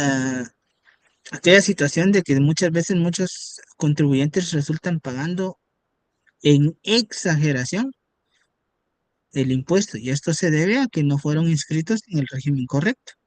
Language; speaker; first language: Spanish; native; Spanish